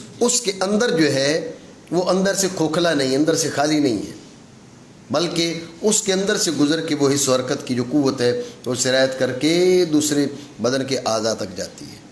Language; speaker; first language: Urdu; non-native, local second language; Punjabi